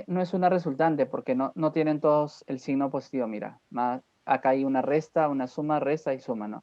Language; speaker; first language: Spanish; native; Spanish